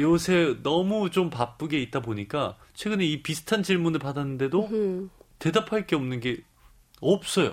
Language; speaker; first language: Korean; early bilingual, heritage; Korean